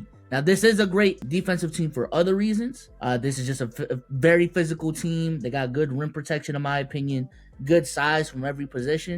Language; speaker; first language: English; native; English